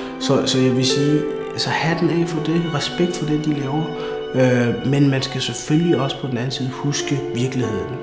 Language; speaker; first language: Danish; early bilingual, other home language; Somali